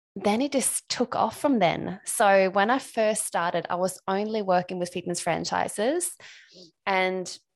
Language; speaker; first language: English; non-native, fluent; Swedish